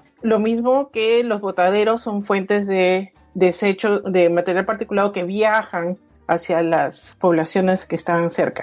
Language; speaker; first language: Spanish; native; Spanish